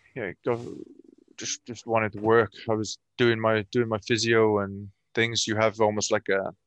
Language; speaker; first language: English; native; English